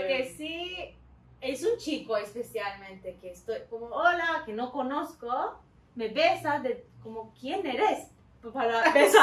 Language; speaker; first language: Spanish; non-native, learner; Turkish